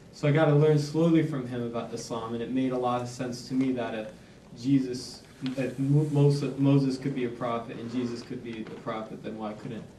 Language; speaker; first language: English; native; English